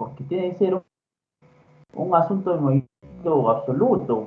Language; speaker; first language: Spanish; native; Spanish